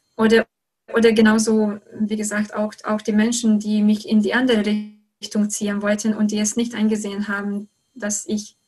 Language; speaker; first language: German; non-native, fluent; Hungarian